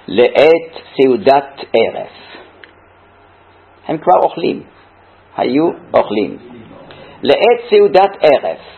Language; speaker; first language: Hebrew; non-native, fluent; German